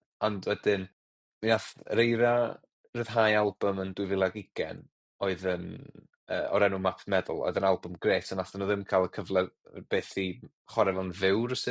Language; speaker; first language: Welsh; native; Welsh